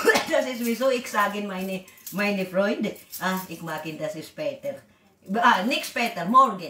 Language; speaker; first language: German; non-native, learner; Waray